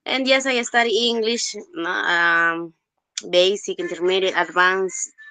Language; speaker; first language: English; non-native, learner; Spanish